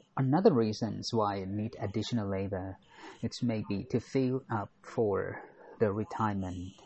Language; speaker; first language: English; non-native, fluent; Thai